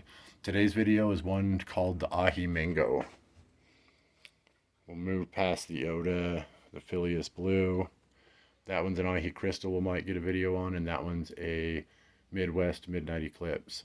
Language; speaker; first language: English; native; English